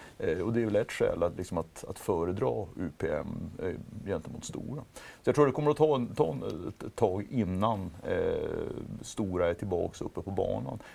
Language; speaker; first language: Swedish; native; Swedish